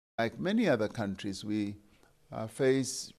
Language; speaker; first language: English; non-native, local second language; Venda